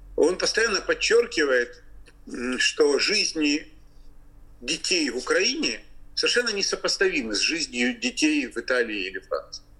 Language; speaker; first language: Russian; native; Russian